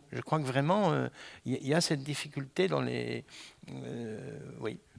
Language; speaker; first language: French; native; French